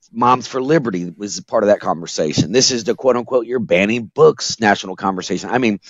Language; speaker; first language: English; native; English